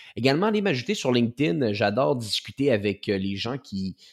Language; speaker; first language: French; native; French